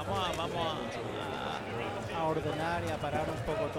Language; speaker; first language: Spanish; native; Spanish